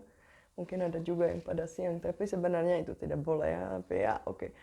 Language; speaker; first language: Indonesian; non-native, fluent; Czech